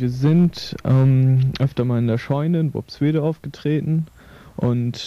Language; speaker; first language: German; native; German